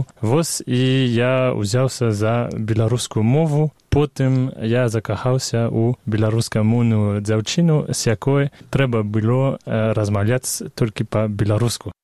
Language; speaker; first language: Belarusian; non-native, fluent; French